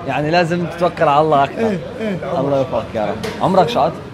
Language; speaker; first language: Arabic; native; Arabic